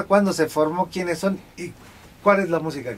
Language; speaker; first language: Spanish; native; Spanish